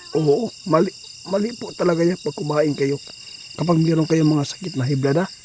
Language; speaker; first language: Filipino; non-native, local second language; Cebuano